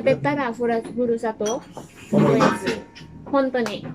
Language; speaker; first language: Japanese; non-native, learner; Thai